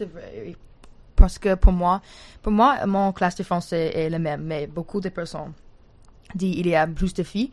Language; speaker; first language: French; non-native, learner; English